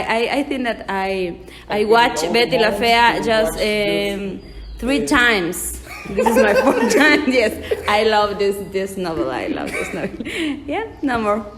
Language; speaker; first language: English; non-native, learner; Spanish